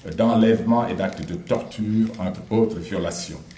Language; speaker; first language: French; non-native, local second language; Wolof